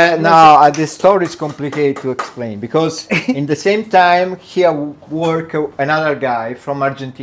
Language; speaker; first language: English; non-native, learner; Italian